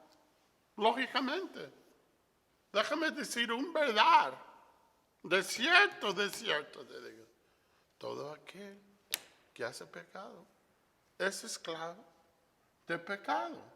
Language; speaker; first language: Spanish; non-native, fluent; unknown